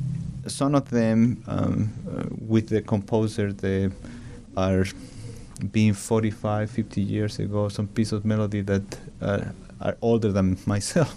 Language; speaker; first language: English; non-native, learner; Spanish